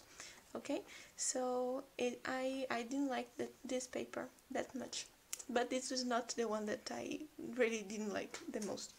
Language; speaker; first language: English; non-native, fluent; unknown